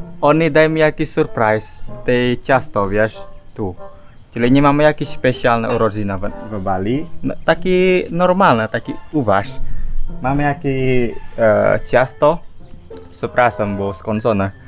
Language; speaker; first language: Polish; non-native, learner; Indonesian